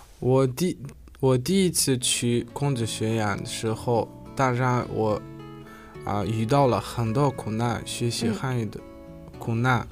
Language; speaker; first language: Chinese; non-native, learner; Uzbek